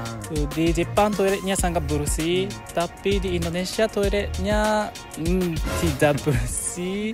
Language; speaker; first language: Indonesian; non-native, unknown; Japanese